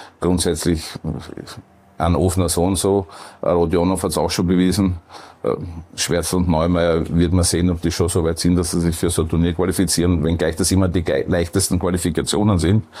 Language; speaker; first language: German; native; German